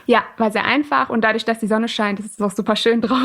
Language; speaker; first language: German; early bilingual, other home language; Persian